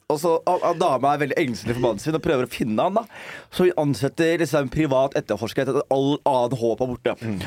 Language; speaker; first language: Norwegian; native; Norwegian